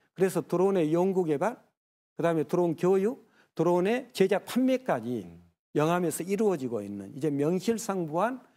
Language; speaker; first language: Korean; native; Korean